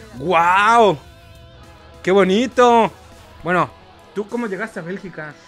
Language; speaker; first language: Spanish; native; Spanish